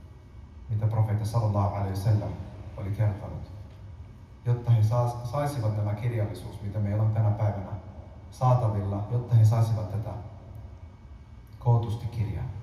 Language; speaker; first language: Finnish; early bilingual, other home language; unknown